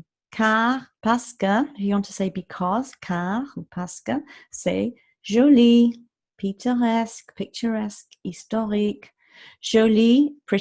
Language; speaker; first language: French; non-native, fluent; English